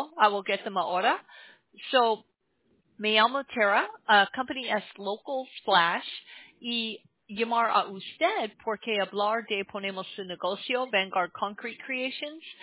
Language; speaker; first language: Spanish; non-native, learner; English